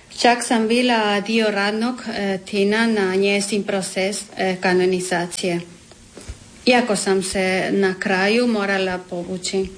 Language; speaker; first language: Croatian; non-native, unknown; Spanish